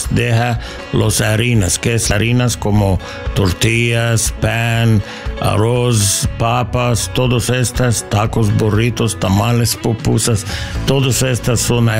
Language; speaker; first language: Spanish; non-native, learner; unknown